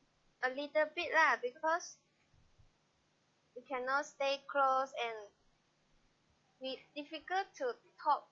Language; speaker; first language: English; non-native, learner; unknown